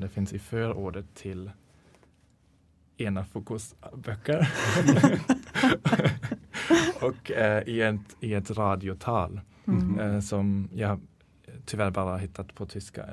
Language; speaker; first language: Swedish; non-native, fluent; German